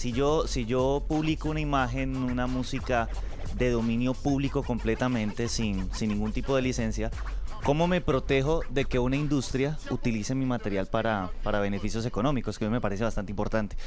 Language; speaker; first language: Spanish; native; Spanish